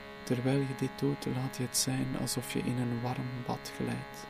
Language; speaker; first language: Dutch; native; Dutch